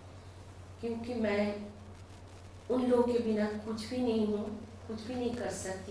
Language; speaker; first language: Hindi; non-native, local second language; Bangla